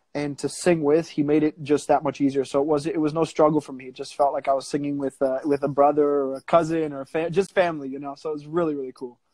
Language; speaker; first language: English; native; English